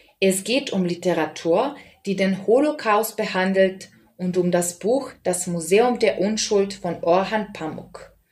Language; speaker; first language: German; non-native, fluent; Serbian